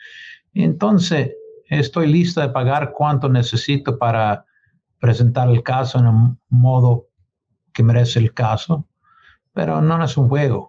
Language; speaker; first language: Spanish; non-native, learner; English